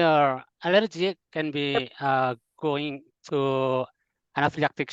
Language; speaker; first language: English; non-native, learner; Indonesian